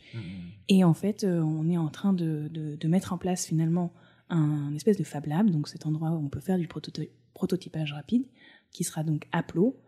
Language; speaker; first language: French; native; French